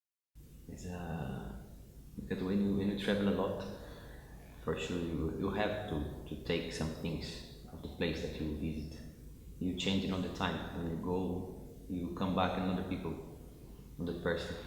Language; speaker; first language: English; non-native, fluent; Portuguese